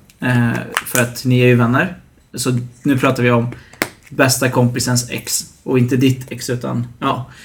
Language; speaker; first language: Swedish; early bilingual, other home language; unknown